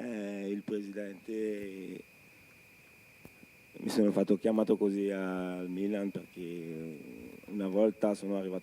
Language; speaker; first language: Italian; non-native, learner; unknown